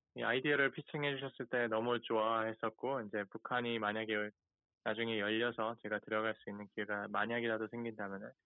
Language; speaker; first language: Korean; early bilingual, heritage; Korean